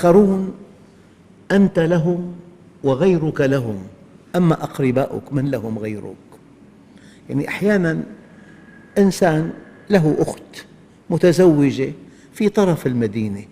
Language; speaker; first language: Arabic; native; Arabic